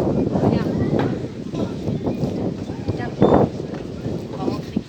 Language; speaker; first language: French; native; French